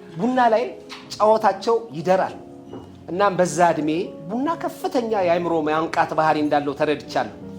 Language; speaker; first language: Amharic; native; Amharic